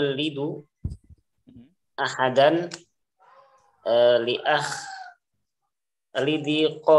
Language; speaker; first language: Arabic; non-native, learner; Indonesian